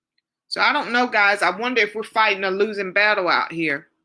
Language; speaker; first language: English; native; English